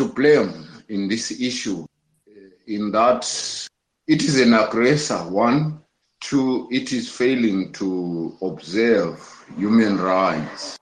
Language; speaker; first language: English; non-native, local second language; North Ndebele